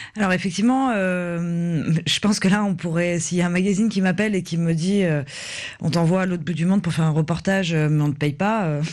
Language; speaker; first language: French; native; French